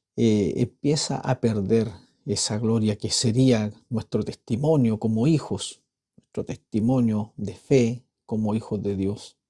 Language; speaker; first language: Spanish; native; Spanish